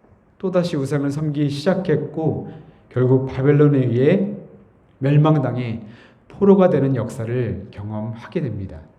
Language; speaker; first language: Korean; native; Korean